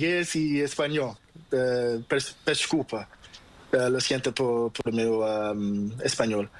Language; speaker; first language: Spanish; non-native, learner; Portuguese